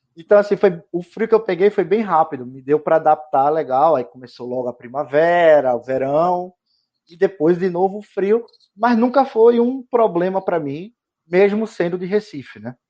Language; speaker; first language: Portuguese; native; Portuguese